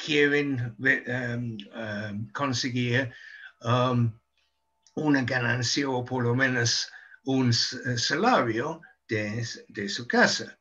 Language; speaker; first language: Spanish; non-native, fluent; English